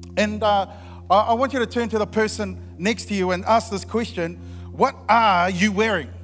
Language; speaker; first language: English; native; English